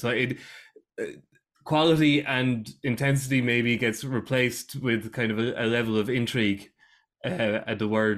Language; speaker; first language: English; native; English